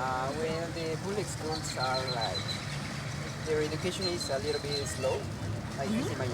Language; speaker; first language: English; non-native, learner; Spanish